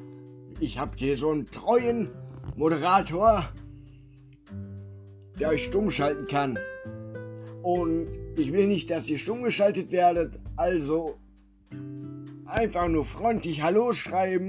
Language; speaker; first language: German; native; German